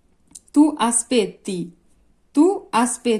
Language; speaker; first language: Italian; non-native, fluent; Bangla